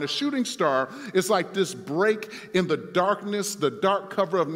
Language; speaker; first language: English; native; English